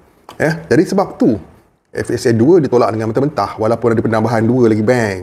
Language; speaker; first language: Malay; native; Malay